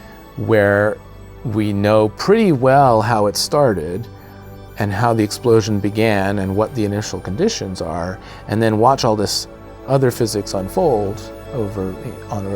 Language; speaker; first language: English; native; English